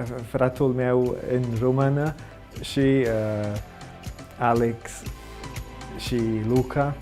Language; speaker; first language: Romanian; non-native, learner; English